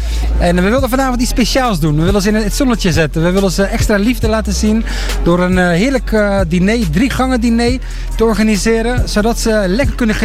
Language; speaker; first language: Dutch; native; Dutch